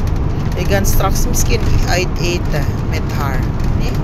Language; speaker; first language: Dutch; non-native, learner; Filipino